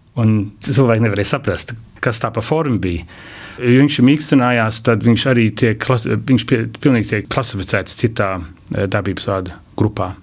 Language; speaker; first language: Latvian; early bilingual, heritage; Latvian